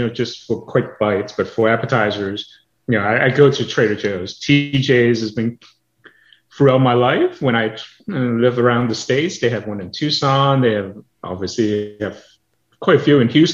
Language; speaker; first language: English; non-native, local second language; Cantonese